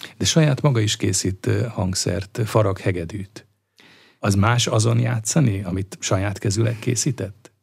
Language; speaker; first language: Hungarian; native; Hungarian